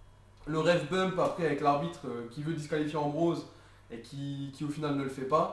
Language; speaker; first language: French; native; French